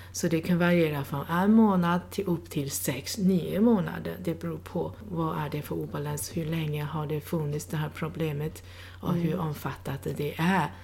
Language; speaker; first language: Swedish; non-native, fluent; Chinese